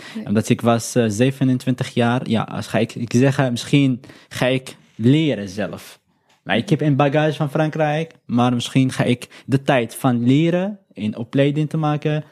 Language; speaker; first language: Dutch; non-native, learner; Arabic